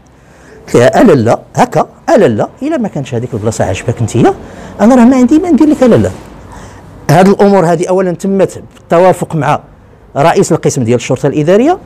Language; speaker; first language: Arabic; native; Arabic